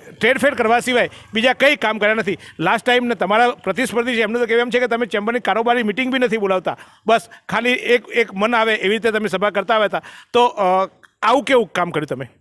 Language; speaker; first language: Gujarati; native; Gujarati